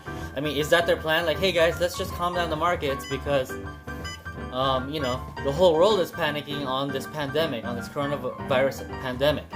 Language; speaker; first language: English; native; English